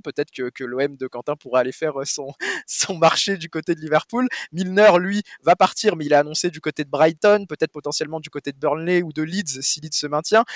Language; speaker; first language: French; native; French